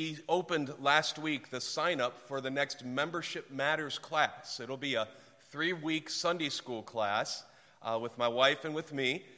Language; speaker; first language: English; native; English